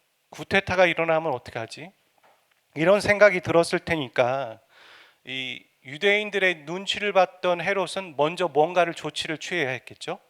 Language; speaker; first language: Korean; native; Korean